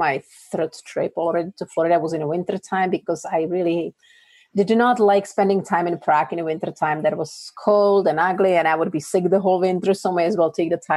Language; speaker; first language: English; non-native, fluent; Czech